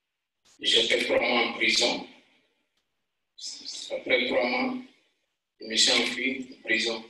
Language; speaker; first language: French; non-native, learner; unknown